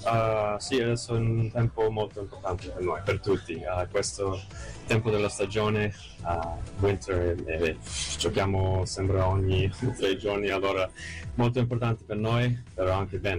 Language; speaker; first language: Italian; non-native, learner; English